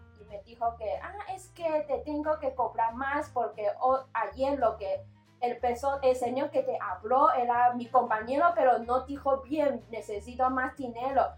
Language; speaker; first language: Spanish; non-native, learner; Chinese